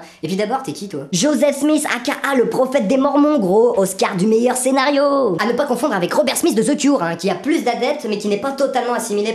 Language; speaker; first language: French; native; French